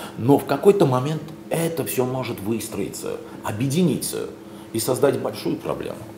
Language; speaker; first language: Russian; non-native, local second language; Georgian